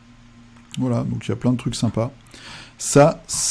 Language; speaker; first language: French; native; French